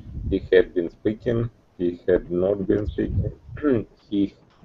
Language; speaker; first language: English; non-native, learner; Russian